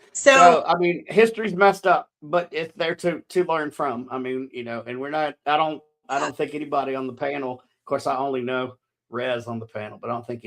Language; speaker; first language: English; native; English